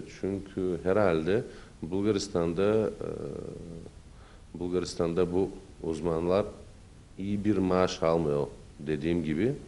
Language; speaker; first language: Turkish; early bilingual, heritage; Turkish